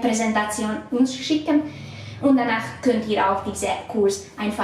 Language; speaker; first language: German; non-native, learner; Hungarian